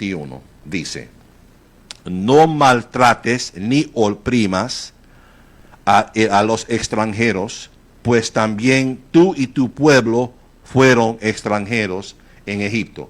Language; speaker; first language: Spanish; native; Spanish